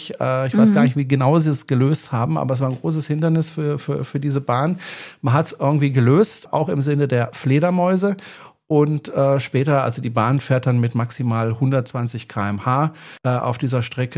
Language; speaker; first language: German; native; German